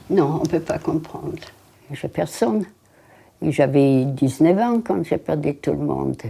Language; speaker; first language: French; non-native, fluent; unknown